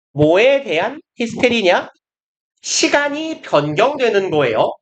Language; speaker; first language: Korean; native; Korean